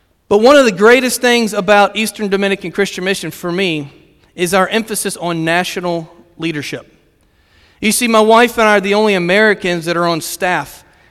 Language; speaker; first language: English; native; English